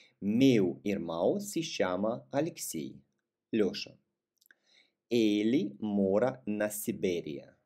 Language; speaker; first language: Portuguese; non-native, fluent; Russian